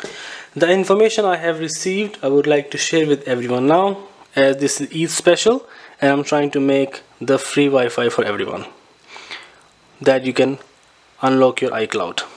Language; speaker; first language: English; non-native, fluent; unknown